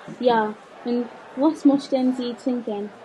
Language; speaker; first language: German; non-native, learner; English